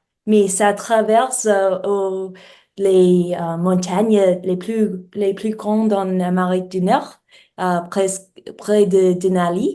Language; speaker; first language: French; non-native, learner; English